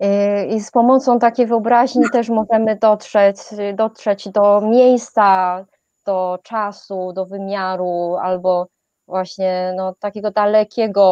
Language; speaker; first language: Polish; non-native, fluent; Chinese